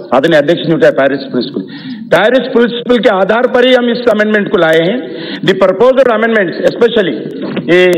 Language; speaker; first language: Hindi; non-native, local second language; Telugu